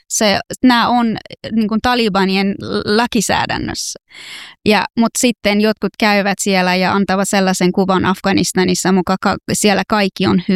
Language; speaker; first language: Finnish; non-native, fluent; Persian